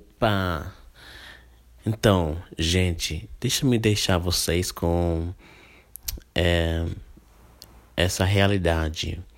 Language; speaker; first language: Portuguese; non-native, fluent; English